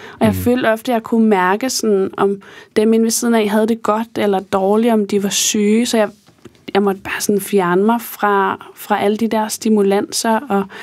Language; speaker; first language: Danish; native; Danish